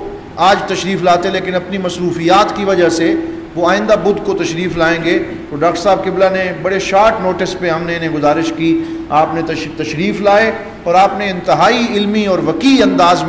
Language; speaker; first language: Urdu; native; Urdu